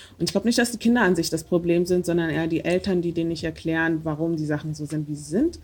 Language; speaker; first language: German; early bilingual, other home language; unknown